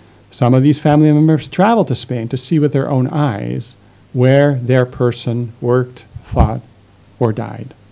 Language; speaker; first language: English; non-native, fluent; Dutch